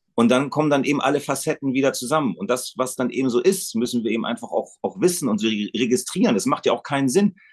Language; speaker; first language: German; native; German